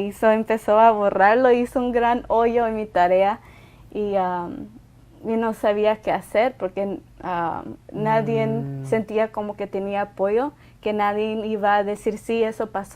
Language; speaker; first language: Spanish; early bilingual, other home language; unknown